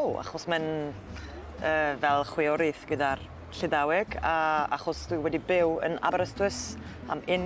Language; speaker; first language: Welsh; non-native, fluent; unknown